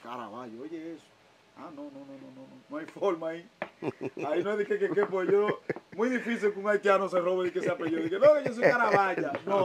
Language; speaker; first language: Spanish; native; Spanish